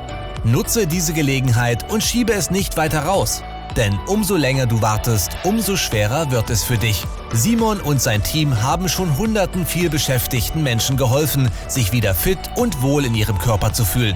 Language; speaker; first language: German; native; German